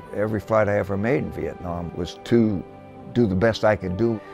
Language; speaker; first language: English; native; English